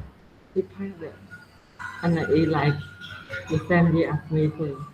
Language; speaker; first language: English; non-native, learner; Khmer